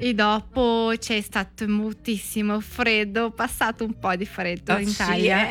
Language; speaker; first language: Italian; non-native, learner; Portuguese